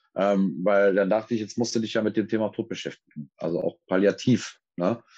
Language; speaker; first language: German; native; German